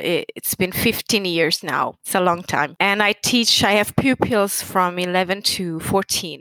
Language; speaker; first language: English; non-native, fluent; Italian